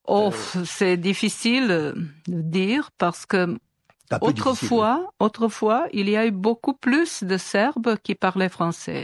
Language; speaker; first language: French; non-native, fluent; Serbian